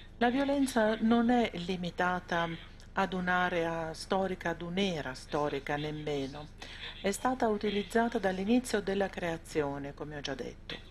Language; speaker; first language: Italian; native; Italian